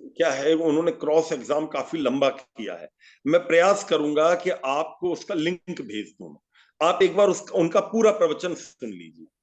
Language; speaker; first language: Hindi; native; Hindi